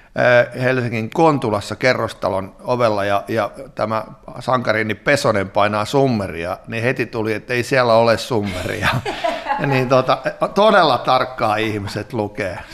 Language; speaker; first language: Finnish; native; Finnish